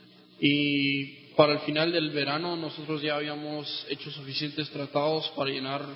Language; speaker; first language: Spanish; non-native, local second language; English